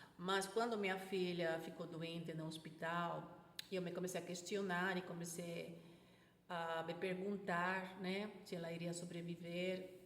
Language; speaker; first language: Portuguese; non-native, fluent; Spanish